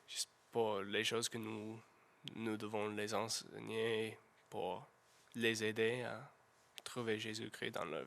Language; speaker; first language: French; non-native, learner; English